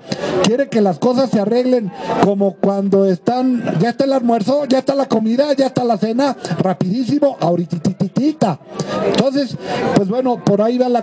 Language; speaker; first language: Spanish; native; Spanish